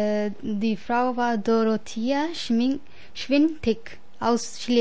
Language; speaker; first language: German; non-native, learner; Punjabi